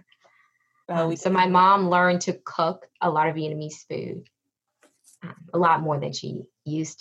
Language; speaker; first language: English; early bilingual, other home language; Vietnamese